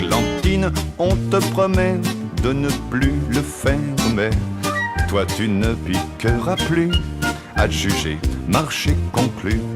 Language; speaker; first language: French; native; French